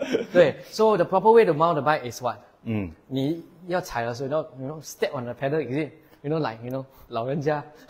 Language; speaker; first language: English; non-native, local second language; Chinese